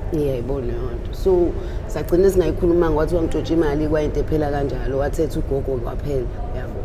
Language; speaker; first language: Zulu; native; Zulu